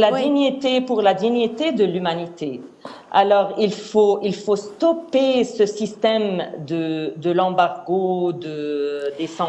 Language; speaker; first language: French; non-native, fluent; Arabic